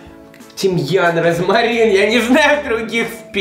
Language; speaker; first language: Russian; native; Russian